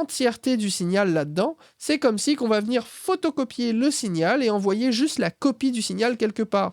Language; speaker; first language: French; native; French